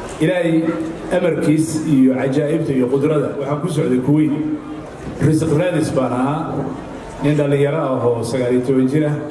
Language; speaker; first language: Somali; early bilingual, heritage; Somali